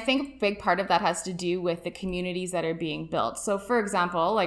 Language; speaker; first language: English; native; English